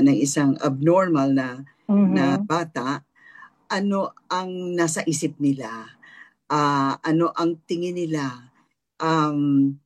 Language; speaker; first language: Filipino; non-native, local second language; Hiligaynon